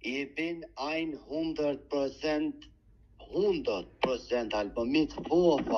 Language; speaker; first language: German; non-native, learner; Albanian